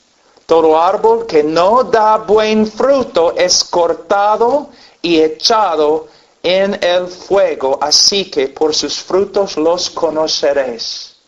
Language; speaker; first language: Spanish; non-native, fluent; English